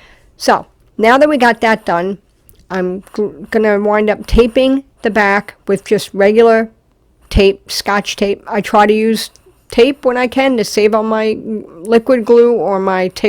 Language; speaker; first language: English; native; English